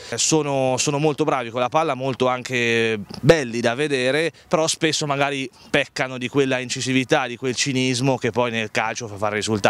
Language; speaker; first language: Italian; native; Italian